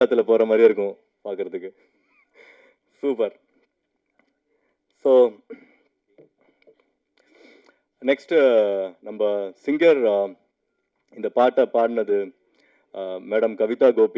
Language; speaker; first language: Tamil; native; Tamil